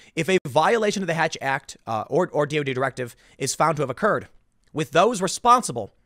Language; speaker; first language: English; native; English